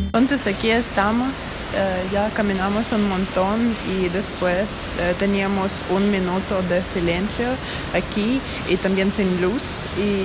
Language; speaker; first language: Spanish; non-native, fluent; Russian